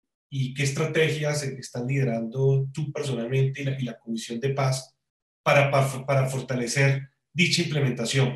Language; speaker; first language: Spanish; native; Spanish